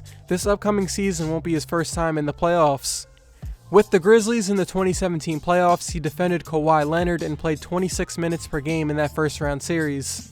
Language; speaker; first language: English; native; English